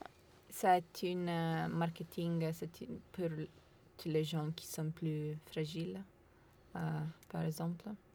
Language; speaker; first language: French; non-native, learner; Italian